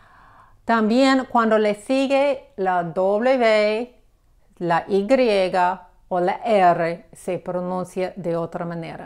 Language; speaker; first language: Spanish; non-native, fluent; English